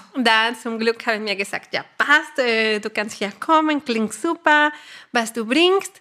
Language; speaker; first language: German; non-native, fluent; Spanish